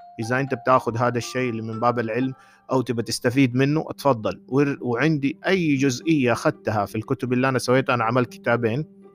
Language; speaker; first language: Arabic; native; Arabic